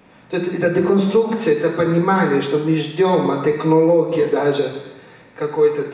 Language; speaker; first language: Russian; non-native, fluent; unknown